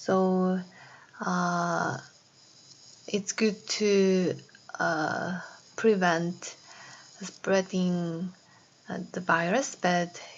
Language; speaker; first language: English; non-native, fluent; Korean